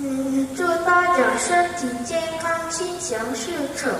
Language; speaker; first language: Chinese; non-native, learner; Korean